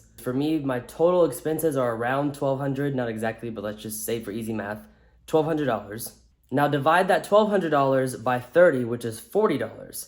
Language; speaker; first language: English; native; English